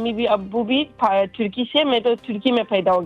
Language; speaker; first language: Hindi; non-native, fluent; Turkish